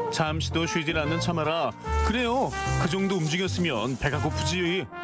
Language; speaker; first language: Korean; native; Korean